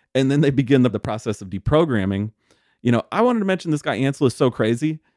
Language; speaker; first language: English; native; English